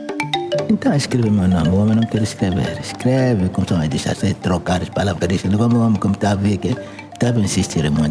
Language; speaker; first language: Portuguese; non-native, local second language; Kongo